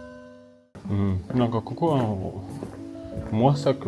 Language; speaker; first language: Japanese; non-native, learner; French